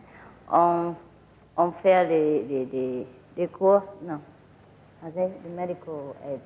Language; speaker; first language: French; non-native, learner; Vietnamese